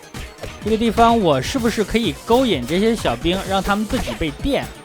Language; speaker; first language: Chinese; native; Chinese